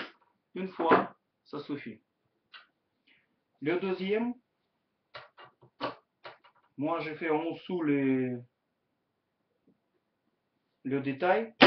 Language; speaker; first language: French; non-native, learner; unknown